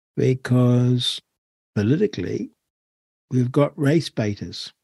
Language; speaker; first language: English; native; English